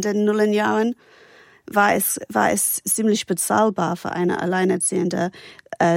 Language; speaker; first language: German; non-native, fluent; English